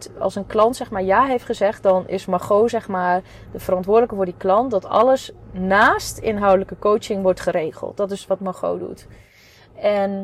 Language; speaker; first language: Dutch; native; Dutch